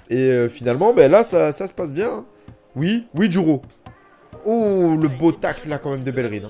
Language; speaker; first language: French; native; French